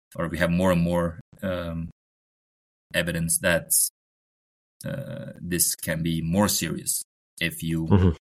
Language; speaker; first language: English; non-native, fluent; Norwegian